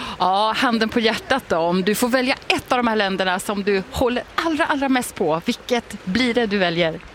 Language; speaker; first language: Swedish; native; Swedish